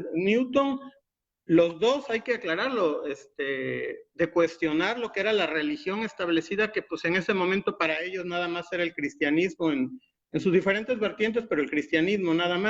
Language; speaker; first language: Spanish; native; Spanish